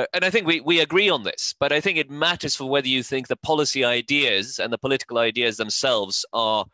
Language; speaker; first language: English; non-native, fluent; Norwegian